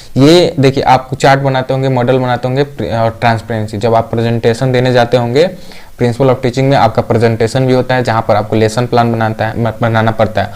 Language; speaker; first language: Hindi; native; Hindi